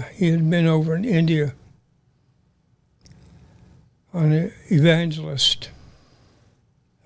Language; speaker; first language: English; native; English